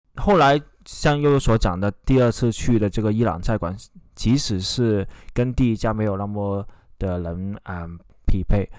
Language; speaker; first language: Chinese; native; Chinese